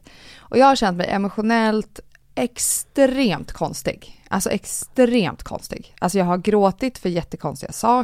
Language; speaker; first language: Swedish; native; Swedish